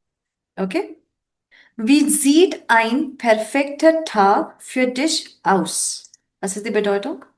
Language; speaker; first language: German; non-native, fluent; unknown